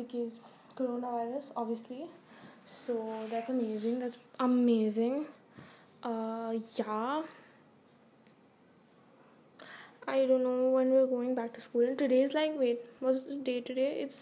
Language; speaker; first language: English; non-native, local second language; Hindi